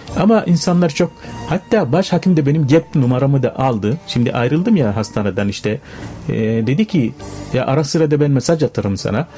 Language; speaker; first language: Turkish; non-native, fluent; Arabic